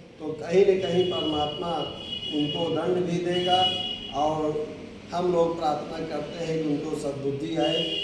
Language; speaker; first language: Hindi; native; Hindi